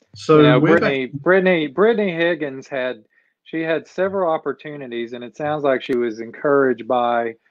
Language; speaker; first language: English; native; English